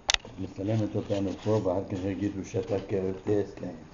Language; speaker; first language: Hebrew; non-native, fluent; Arabic